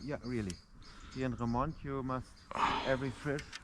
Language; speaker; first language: English; non-native, learner; German